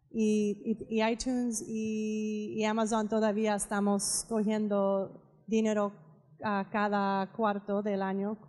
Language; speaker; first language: Spanish; non-native, learner; English